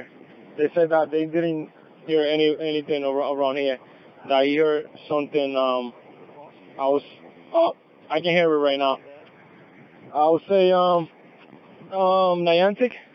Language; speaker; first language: English; native; English